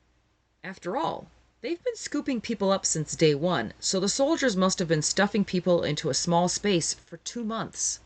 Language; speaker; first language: English; native; English